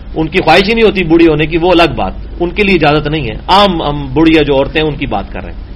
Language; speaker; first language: Urdu; non-native, local second language; Punjabi